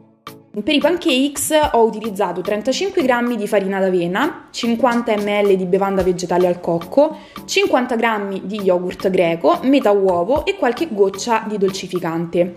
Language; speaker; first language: Italian; native; Italian